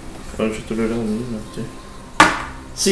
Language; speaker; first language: French; native; French